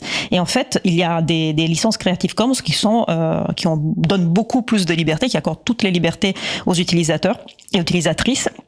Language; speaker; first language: French; native; French